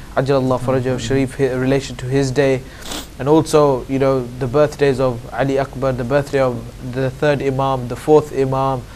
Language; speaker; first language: English; native; English